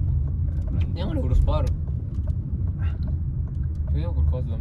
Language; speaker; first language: Italian; early bilingual, other home language; Filipino